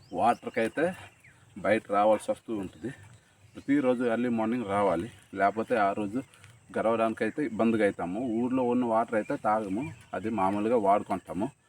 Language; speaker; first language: Telugu; native; Telugu